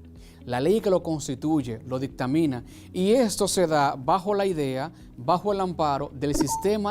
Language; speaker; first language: Spanish; native; Spanish